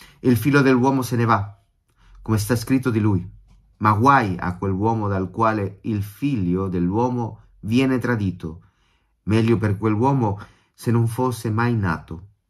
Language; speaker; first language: Italian; non-native, fluent; Spanish